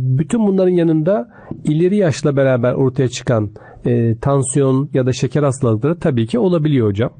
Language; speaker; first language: Turkish; native; Turkish